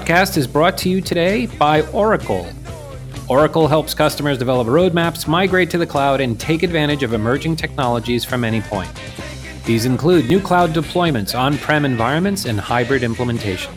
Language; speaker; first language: English; native; English